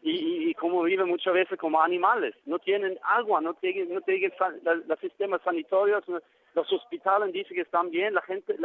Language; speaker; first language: Spanish; non-native, learner; Norwegian